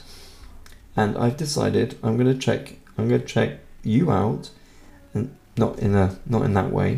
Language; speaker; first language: English; non-native, local second language; Hungarian